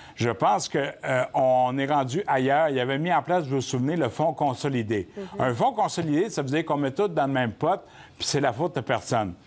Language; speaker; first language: French; native; French